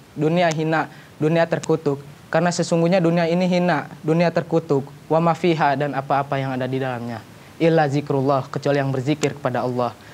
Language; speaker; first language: Indonesian; native; Indonesian